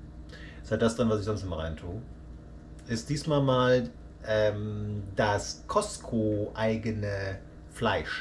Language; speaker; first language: German; native; German